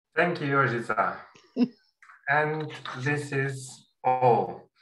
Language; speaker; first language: English; non-native, fluent; Slovenian